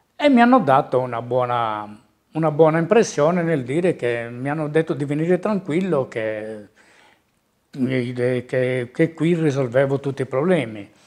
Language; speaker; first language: Italian; native; Italian